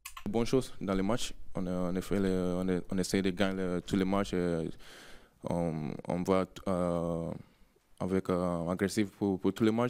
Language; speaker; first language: French; non-native, learner; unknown